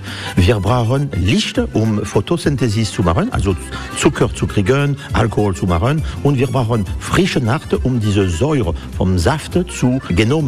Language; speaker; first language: German; non-native, fluent; French